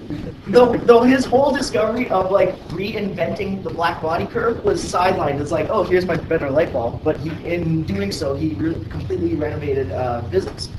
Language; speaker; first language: English; native; English